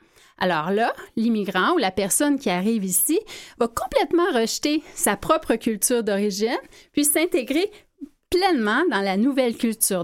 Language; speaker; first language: French; native; French